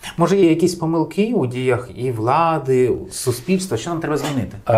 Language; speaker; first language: Ukrainian; native; Ukrainian